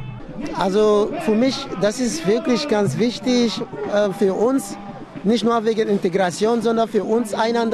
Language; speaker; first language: German; non-native, fluent; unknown